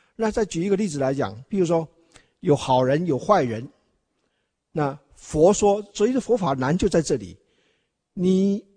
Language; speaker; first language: Chinese; native; Chinese